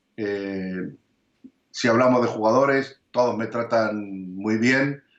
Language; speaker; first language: Spanish; early bilingual, heritage; Spanish